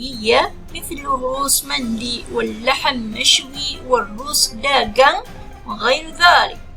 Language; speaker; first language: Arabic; non-native, fluent; Malay